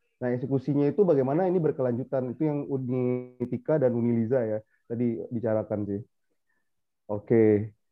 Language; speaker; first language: Indonesian; non-native, local second language; Minangkabau